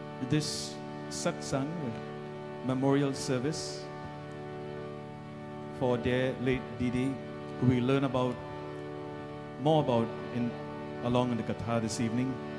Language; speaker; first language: English; native; English